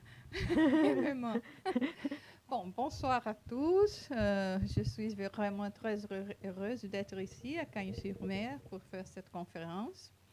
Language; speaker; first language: French; non-native, fluent; Portuguese